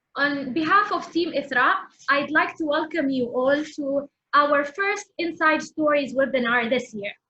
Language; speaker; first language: English; non-native, fluent; Arabic